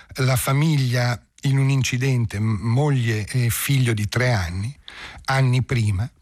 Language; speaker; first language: Italian; early bilingual, heritage; Italian